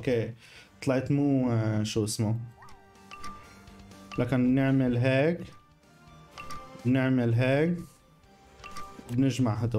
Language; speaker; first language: Arabic; native; Arabic